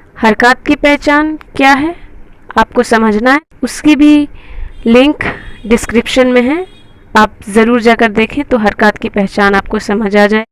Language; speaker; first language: Hindi; native; Hindi